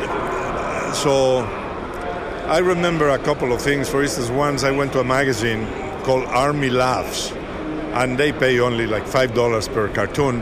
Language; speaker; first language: English; non-native, fluent; Spanish